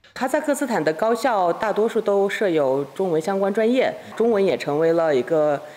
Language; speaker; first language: Chinese; non-native, fluent; Kazakh